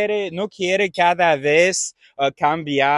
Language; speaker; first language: Spanish; non-native, learner; English